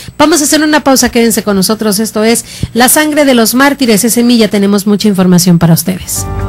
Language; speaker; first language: Spanish; native; Spanish